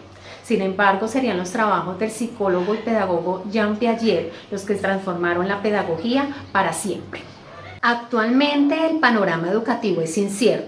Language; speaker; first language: Spanish; native; Spanish